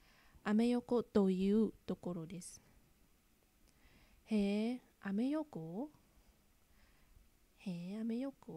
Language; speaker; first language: Japanese; non-native, fluent; Vietnamese